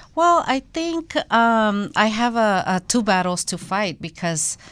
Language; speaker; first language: English; non-native, fluent; Spanish